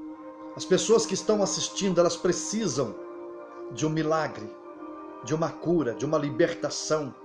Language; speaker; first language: Portuguese; native; Portuguese